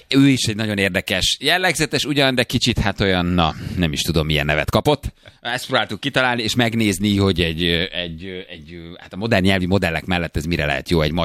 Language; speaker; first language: Hungarian; native; Hungarian